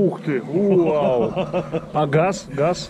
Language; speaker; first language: Russian; native; Russian